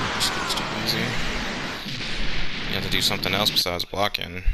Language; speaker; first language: English; native; English